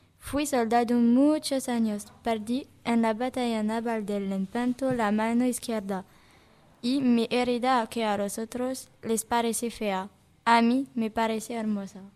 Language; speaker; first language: Spanish; non-native, learner; French